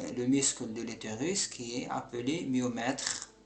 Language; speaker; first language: French; non-native, local second language; Arabic